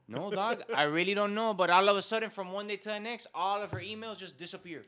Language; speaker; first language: English; early bilingual, other home language; Spanish